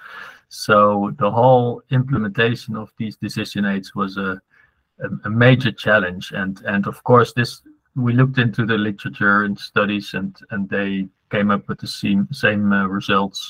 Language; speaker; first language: English; non-native, fluent; Dutch